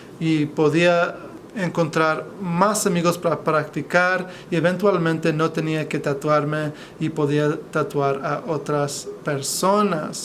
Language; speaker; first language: Spanish; non-native, fluent; English